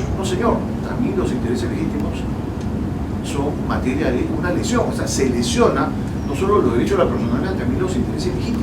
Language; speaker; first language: Spanish; native; Spanish